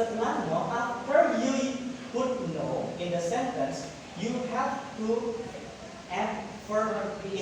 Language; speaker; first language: English; non-native, learner; Indonesian